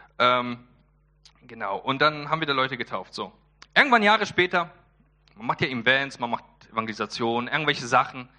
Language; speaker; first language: German; early bilingual, other home language; Polish